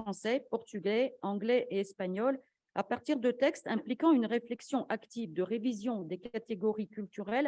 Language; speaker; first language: French; native; French